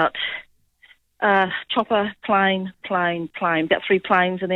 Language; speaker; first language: English; native; English